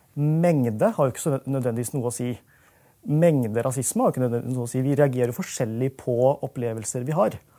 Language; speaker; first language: Norwegian; early bilingual, other home language; Urdu